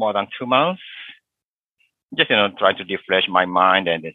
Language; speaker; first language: English; non-native, fluent; Japanese